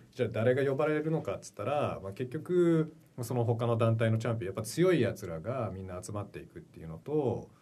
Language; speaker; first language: Japanese; early bilingual, heritage; Japanese